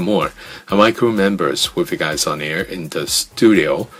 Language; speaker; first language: English; non-native, fluent; Chinese